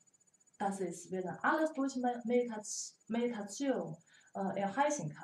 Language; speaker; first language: German; non-native, learner; Chinese